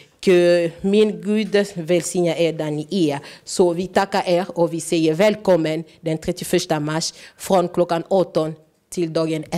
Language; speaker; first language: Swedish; non-native, fluent; Lingala